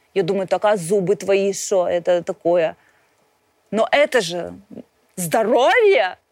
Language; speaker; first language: Russian; native; Russian